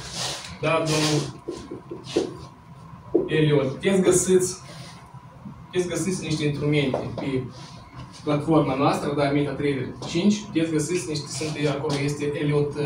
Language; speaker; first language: Romanian; non-native, local second language; Russian